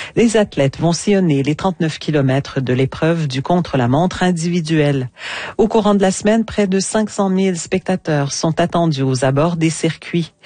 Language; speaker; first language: French; native; French